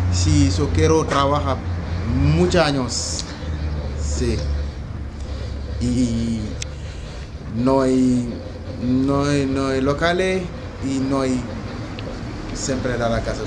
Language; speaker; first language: Spanish; non-native, learner; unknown